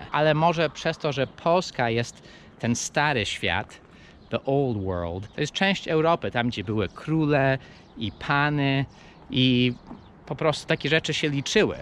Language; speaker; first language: Polish; early bilingual, heritage; English